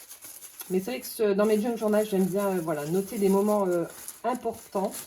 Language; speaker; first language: French; native; French